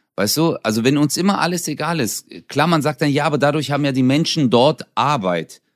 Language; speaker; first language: German; early bilingual, other home language; Turkish